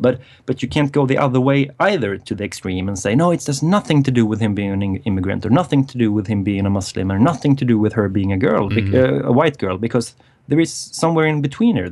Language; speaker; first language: English; non-native, fluent; Swedish